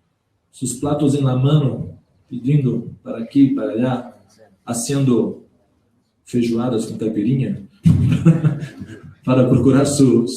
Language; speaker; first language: Spanish; non-native, learner; Portuguese